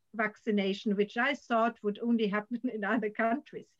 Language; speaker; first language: English; non-native, fluent; German